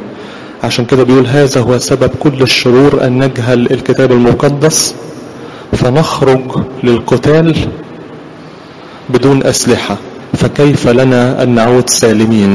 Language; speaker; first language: Arabic; native; Arabic